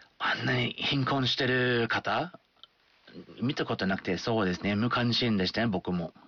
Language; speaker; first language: Japanese; non-native, fluent; English